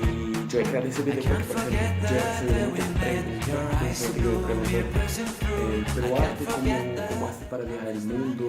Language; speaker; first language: Spanish; non-native, local second language; Portuguese